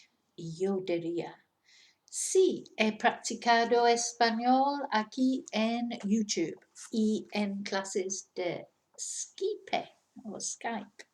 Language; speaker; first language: Spanish; non-native, fluent; English